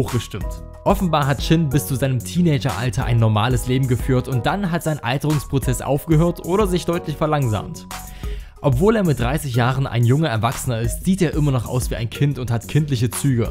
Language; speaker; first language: German; native; German